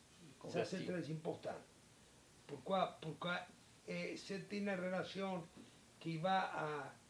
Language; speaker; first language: French; non-native, learner; Spanish